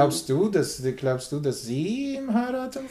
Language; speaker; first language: German; non-native, learner; English